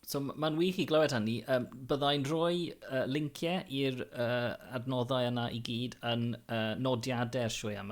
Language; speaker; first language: Welsh; non-native, local second language; English